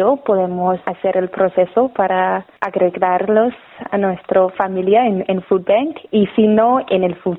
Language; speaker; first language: Spanish; non-native, fluent; English